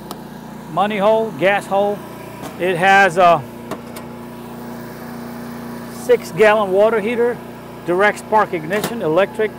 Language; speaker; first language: English; non-native, fluent; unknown